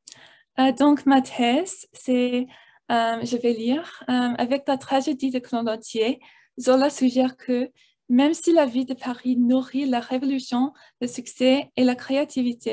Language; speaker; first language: French; non-native, learner; English